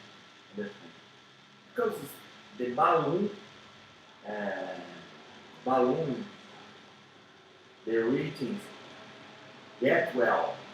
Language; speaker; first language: English; non-native, learner; Portuguese